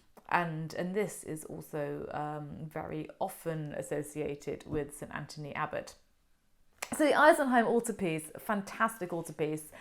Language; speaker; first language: English; native; English